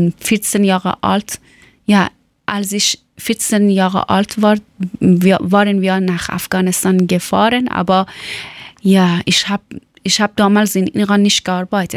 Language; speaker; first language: German; non-native, learner; Persian